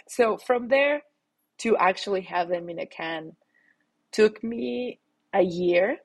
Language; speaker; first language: English; non-native, fluent; Spanish